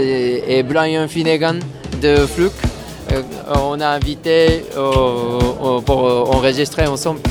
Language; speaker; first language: French; non-native, fluent; Japanese